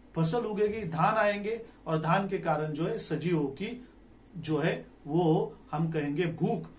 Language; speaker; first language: Hindi; non-native, local second language; Marathi